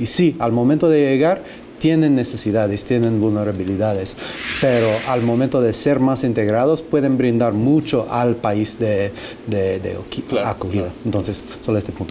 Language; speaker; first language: Spanish; non-native, fluent; English